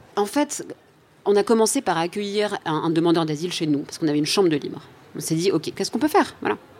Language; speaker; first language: French; native; French